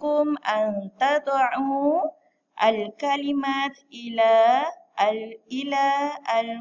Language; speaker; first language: Arabic; non-native, fluent; Malay